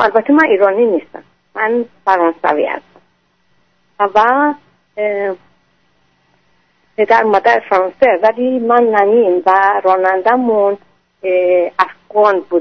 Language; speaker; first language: Persian; non-native, fluent; French